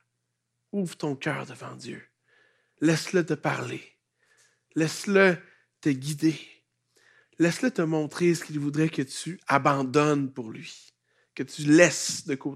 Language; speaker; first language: French; native; French